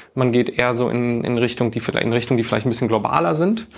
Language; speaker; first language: German; native; German